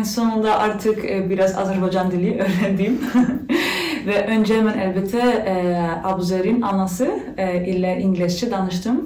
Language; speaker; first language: Azerbaijani; non-native, learner; German